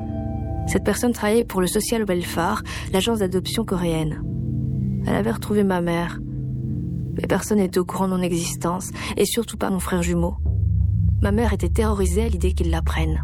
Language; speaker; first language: French; native; French